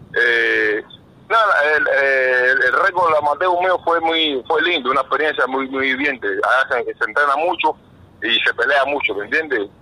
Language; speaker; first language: Spanish; native; Spanish